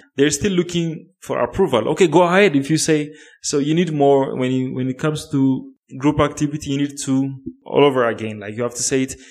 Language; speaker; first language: English; non-native, fluent; Amharic